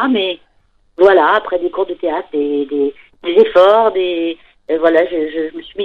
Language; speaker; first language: French; native; French